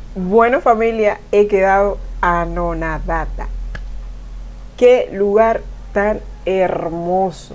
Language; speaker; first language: Spanish; native; Spanish